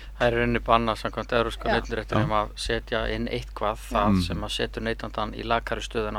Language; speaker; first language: Icelandic; native; Icelandic